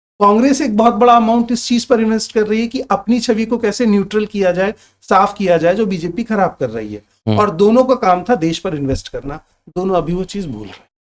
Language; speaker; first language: Hindi; native; Hindi